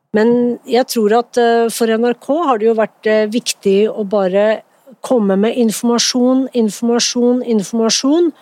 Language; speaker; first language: Norwegian; native; Norwegian